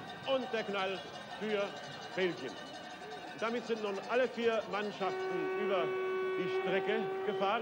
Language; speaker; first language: German; native; German